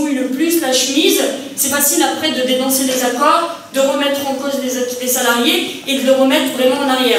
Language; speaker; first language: French; native; French